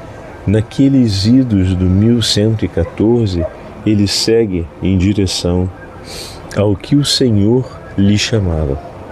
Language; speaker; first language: Portuguese; native; Portuguese